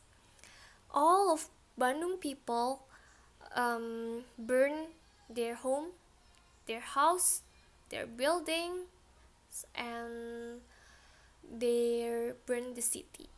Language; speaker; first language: English; non-native, learner; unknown